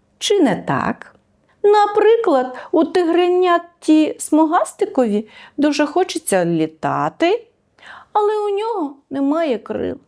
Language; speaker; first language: Ukrainian; native; Ukrainian